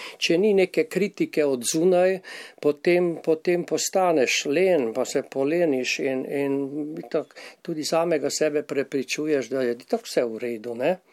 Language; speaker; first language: Slovenian; native; Slovenian